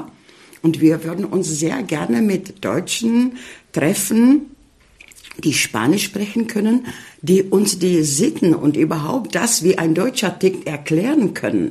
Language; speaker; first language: German; early bilingual, heritage; German